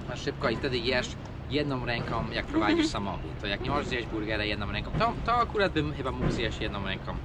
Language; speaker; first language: Polish; non-native, fluent; English